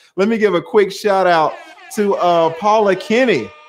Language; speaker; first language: English; native; English